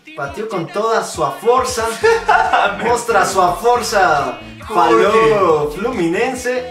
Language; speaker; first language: Portuguese; non-native, learner; Spanish